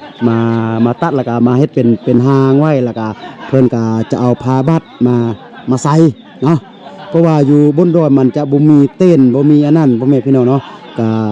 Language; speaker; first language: Thai; non-native, local second language; Lao